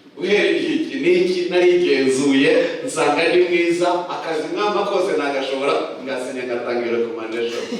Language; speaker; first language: Kinyarwanda; early bilingual, heritage; Kinyarwanda